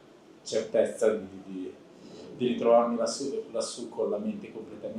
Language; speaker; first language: Italian; native; Italian